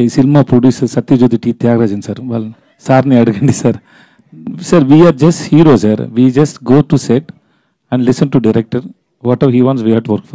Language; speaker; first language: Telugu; non-native, learner; Tamil